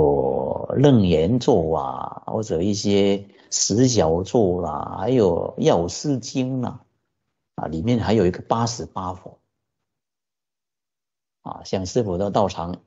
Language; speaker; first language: Chinese; native; Chinese